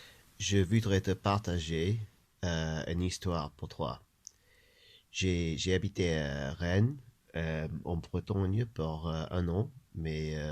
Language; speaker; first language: French; non-native, learner; English